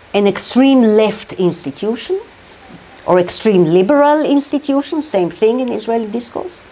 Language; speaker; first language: English; non-native, fluent; Hebrew